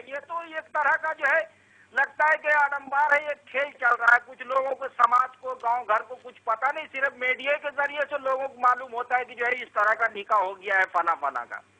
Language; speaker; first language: Hindi; native; Hindi